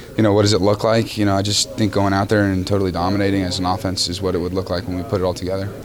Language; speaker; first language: English; native; English